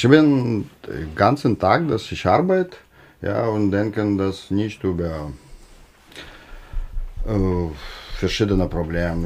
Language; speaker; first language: German; non-native, learner; Russian